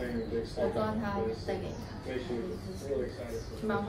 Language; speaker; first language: Chinese; native; Chinese